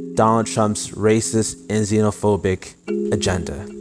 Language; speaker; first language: English; early bilingual, other home language; Yoruba